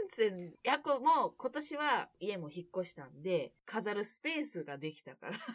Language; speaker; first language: Japanese; early bilingual, heritage; Japanese